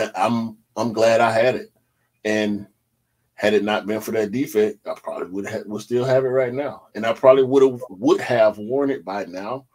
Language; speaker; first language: English; native; English